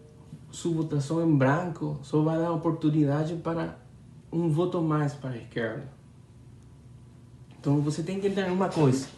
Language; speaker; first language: Portuguese; non-native, learner; Spanish